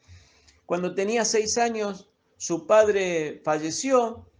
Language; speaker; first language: Spanish; native; Spanish